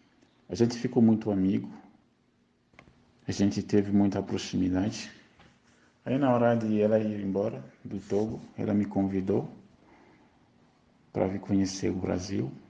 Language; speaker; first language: Portuguese; non-native, fluent; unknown